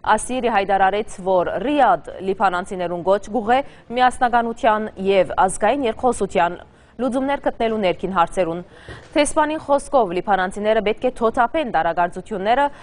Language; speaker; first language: Armenian; early bilingual, heritage; Armenian